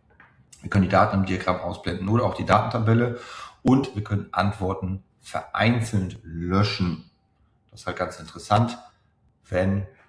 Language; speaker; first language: German; native; German